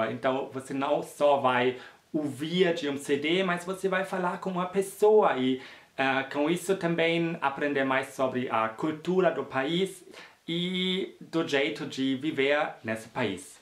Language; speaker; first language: Portuguese; non-native, fluent; German